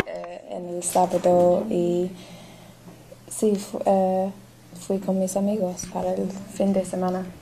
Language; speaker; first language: Spanish; non-native, learner; English